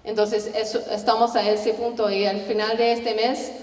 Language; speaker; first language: Spanish; non-native, learner; English